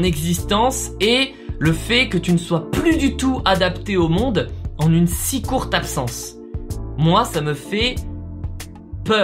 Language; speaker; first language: French; native; French